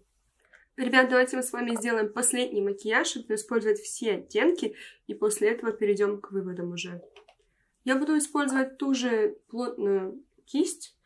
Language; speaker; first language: Russian; native; Russian